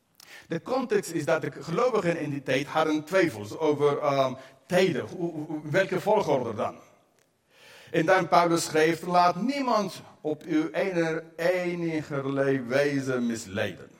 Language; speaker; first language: Dutch; non-native, fluent; English